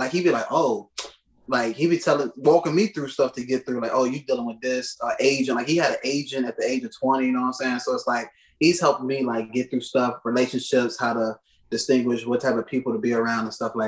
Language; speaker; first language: English; native; English